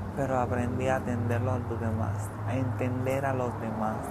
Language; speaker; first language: Spanish; early bilingual, other home language; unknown